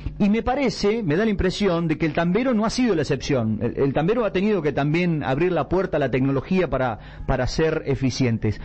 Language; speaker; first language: Spanish; native; Spanish